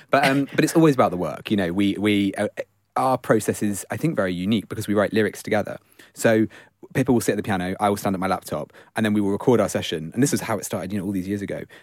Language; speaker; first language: English; native; English